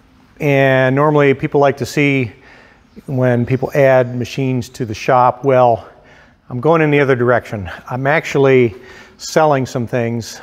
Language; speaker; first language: English; native; English